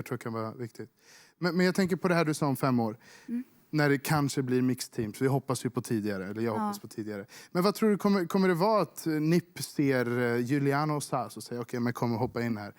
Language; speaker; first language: Swedish; native; Swedish